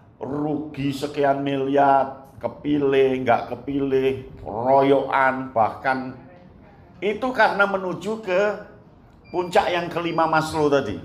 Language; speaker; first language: Indonesian; native; Indonesian